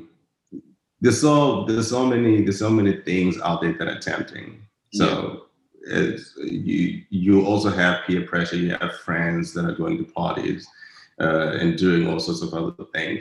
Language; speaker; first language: English; non-native, local second language; Shona